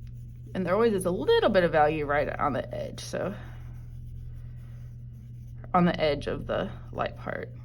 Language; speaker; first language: English; native; English